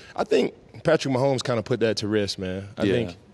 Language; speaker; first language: English; native; English